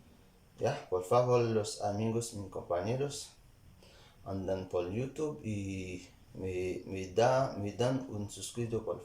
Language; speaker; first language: Spanish; non-native, learner; Haitian Creole